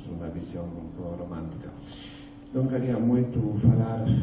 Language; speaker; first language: Portuguese; non-native, learner; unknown